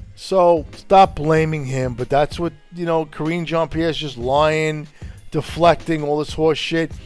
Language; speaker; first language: English; non-native, fluent; Italian